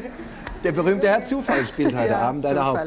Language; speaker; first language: German; native; German